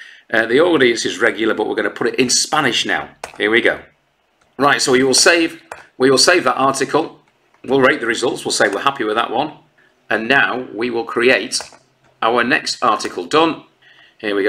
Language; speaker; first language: English; native; English